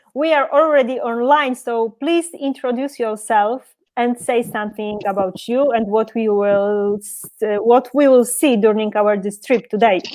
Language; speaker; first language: English; non-native, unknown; Polish